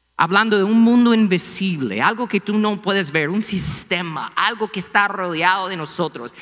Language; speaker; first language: Spanish; non-native, fluent; English